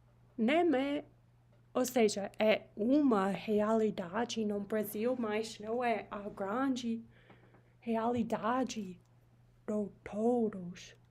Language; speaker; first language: Portuguese; non-native, learner; English